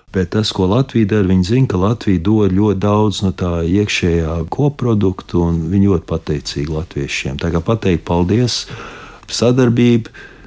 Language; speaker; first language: Latvian; early bilingual, heritage; Latvian